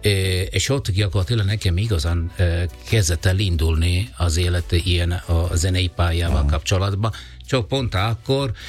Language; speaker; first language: Hungarian; non-native, fluent; Italian